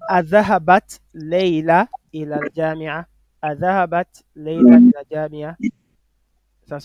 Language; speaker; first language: Arabic; non-native, fluent; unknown